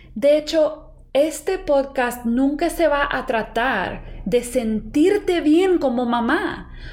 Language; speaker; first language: Spanish; non-native, fluent; English